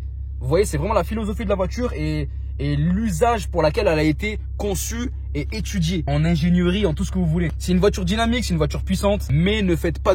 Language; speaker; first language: French; native; French